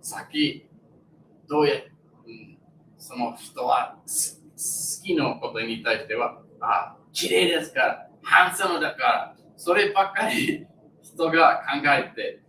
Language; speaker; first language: Japanese; non-native, learner; English